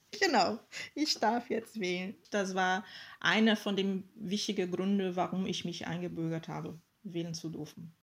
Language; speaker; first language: German; non-native, fluent; Portuguese